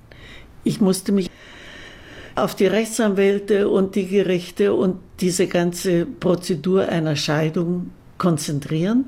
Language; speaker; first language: German; native; German